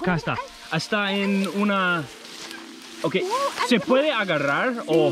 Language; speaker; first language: Spanish; non-native, fluent; English